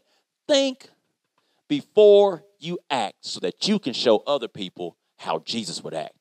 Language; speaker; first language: English; native; English